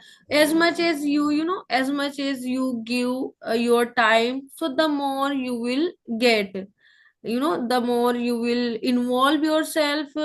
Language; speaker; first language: English; non-native, local second language; Hindi